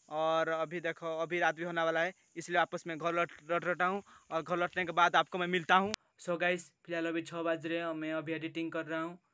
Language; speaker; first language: Hindi; non-native, local second language; Odia